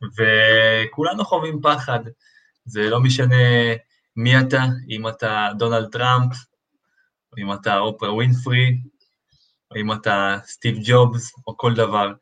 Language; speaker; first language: Hebrew; early bilingual, other home language; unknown